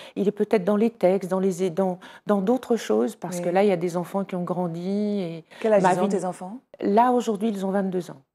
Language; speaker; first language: French; native; French